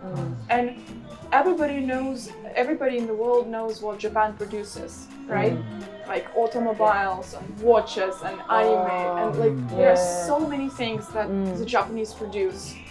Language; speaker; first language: English; non-native, fluent; Ukrainian